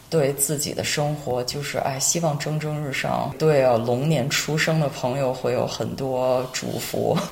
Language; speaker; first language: Chinese; native; Chinese